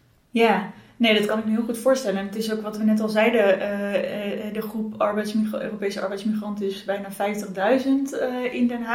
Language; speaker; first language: Dutch; native; Dutch